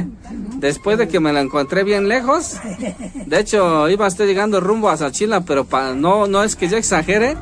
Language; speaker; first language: Spanish; native; Spanish